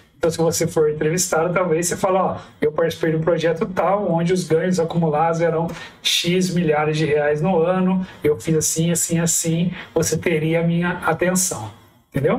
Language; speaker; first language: Portuguese; native; Portuguese